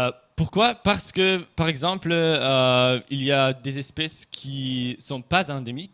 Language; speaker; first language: French; non-native, fluent; German